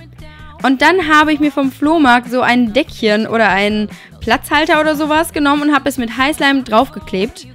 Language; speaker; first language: German; native; German